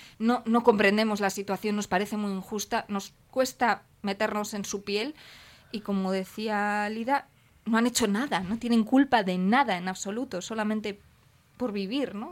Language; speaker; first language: Spanish; native; Spanish